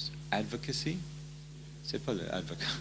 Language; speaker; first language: French; non-native, learner; English